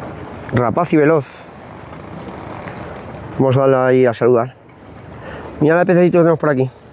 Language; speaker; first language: Spanish; native; Spanish